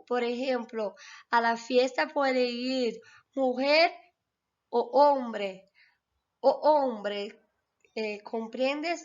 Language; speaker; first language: Spanish; non-native, fluent; Portuguese